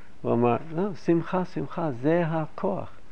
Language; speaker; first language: Hebrew; non-native, fluent; English